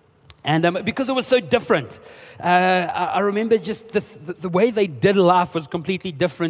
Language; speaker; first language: English; non-native, local second language; Afrikaans